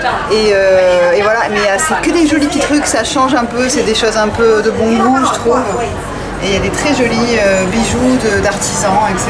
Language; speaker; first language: French; native; French